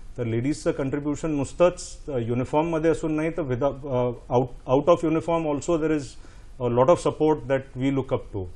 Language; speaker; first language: Marathi; native; Marathi